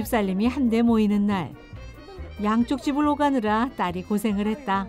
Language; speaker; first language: Korean; native; Korean